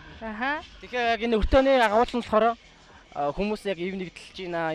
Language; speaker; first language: Mongolian; native; Mongolian